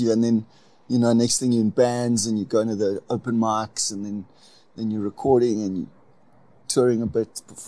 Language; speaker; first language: English; native; English